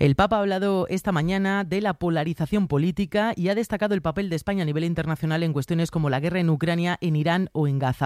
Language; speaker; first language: Spanish; native; Spanish